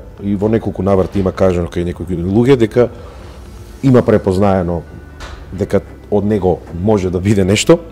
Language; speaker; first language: Macedonian; native; Macedonian